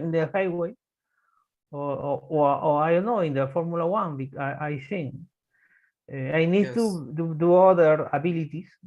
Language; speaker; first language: English; non-native, learner; Spanish